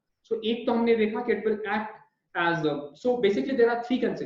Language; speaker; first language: English; non-native, local second language; Hindi